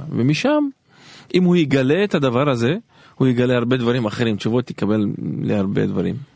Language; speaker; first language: Hebrew; non-native, local second language; Arabic